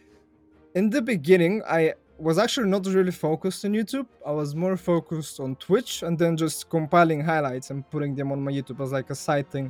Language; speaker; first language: English; non-native, fluent; Bulgarian